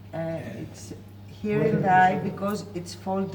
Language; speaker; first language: English; non-native, learner; Greek